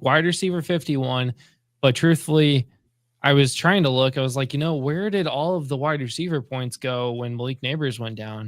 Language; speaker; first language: English; native; English